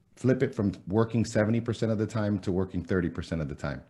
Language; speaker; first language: English; early bilingual, other home language; Spanish